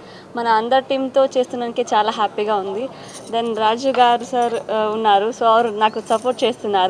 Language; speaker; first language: Telugu; early bilingual, heritage; Telugu